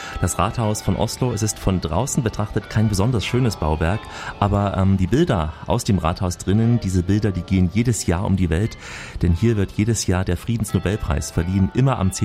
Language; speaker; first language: German; native; German